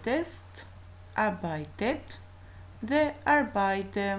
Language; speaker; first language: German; non-native, fluent; Albanian